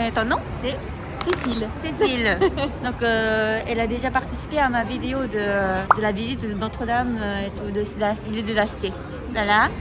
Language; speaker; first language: French; non-native, fluent; Japanese